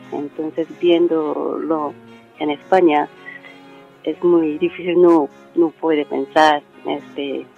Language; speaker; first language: Spanish; non-native, learner; Korean